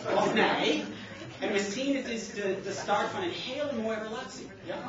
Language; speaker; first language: Dutch; non-native, learner; English